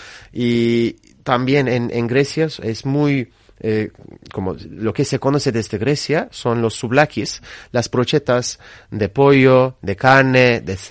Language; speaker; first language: Spanish; non-native, fluent; Turkish